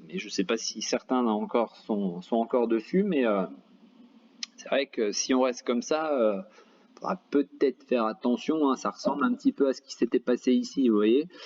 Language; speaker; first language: French; native; French